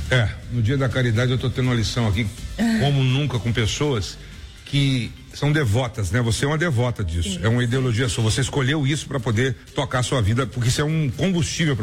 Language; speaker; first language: Portuguese; native; Portuguese